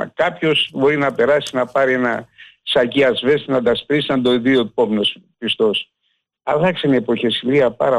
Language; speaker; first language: Greek; native; Greek